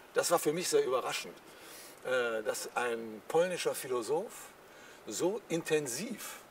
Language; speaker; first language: German; native; German